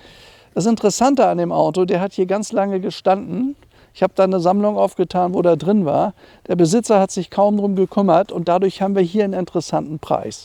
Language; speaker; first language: German; native; German